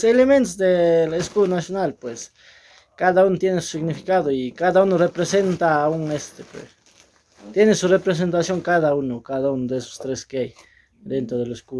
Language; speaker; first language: Spanish; native; Spanish